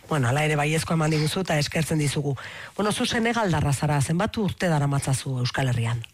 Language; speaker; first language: Basque; native; Basque